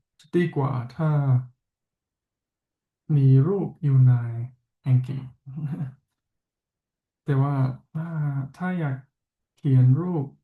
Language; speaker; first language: Thai; non-native, fluent; English